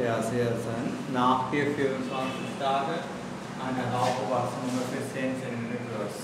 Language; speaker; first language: German; non-native, learner; Sinhala